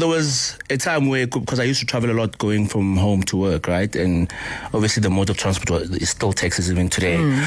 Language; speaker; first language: English; non-native, local second language; Northern Sotho